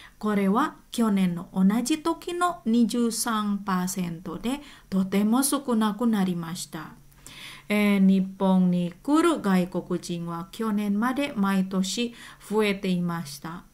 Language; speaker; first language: Japanese; non-native, fluent; Indonesian